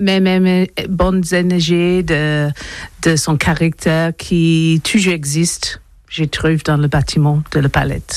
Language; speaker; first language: French; non-native, learner; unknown